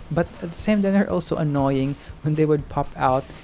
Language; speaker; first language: English; non-native, local second language; Hiligaynon